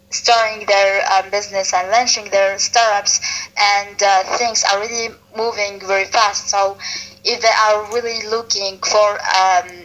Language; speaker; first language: English; non-native, fluent; Arabic